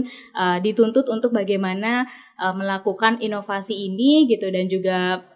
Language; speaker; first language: Indonesian; native; Indonesian